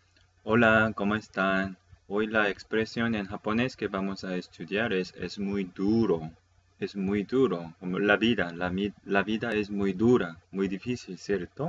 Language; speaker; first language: Spanish; non-native, fluent; Korean